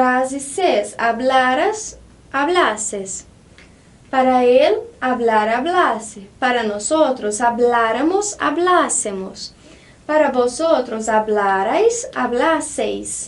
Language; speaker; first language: Spanish; non-native, fluent; Portuguese